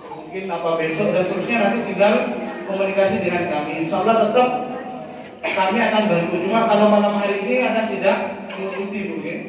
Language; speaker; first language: Indonesian; non-native, local second language; Madurese